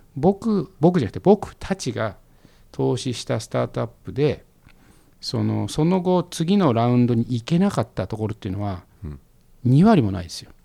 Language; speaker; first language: Japanese; native; Japanese